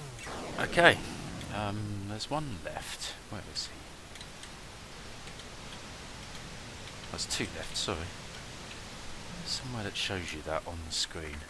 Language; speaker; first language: English; native; English